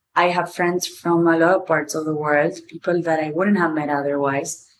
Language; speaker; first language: English; non-native, fluent; Spanish